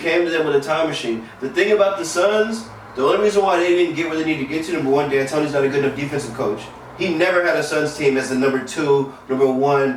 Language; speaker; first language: English; native; English